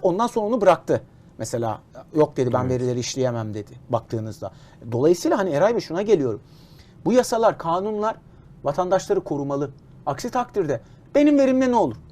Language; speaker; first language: Turkish; native; Turkish